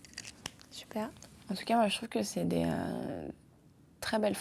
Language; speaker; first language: French; native; French